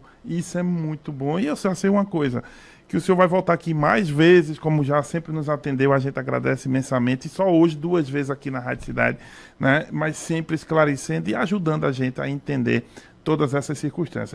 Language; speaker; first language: Portuguese; native; Portuguese